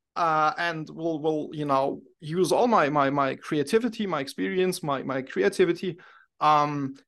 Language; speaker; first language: English; non-native, fluent; German